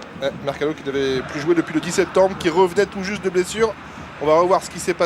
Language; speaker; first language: French; native; French